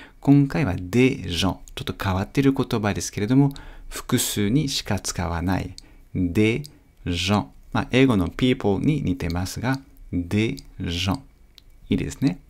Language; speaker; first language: Japanese; non-native, fluent; French